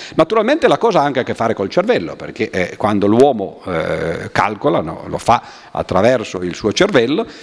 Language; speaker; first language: Italian; native; Italian